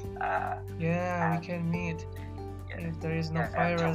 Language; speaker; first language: English; non-native, learner; Indonesian